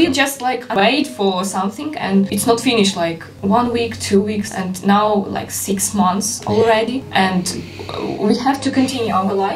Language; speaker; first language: English; non-native, learner; Ukrainian